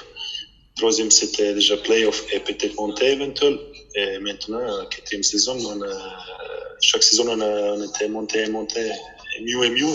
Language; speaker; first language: French; non-native, fluent; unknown